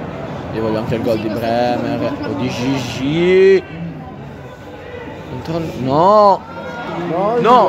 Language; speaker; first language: Italian; native; Italian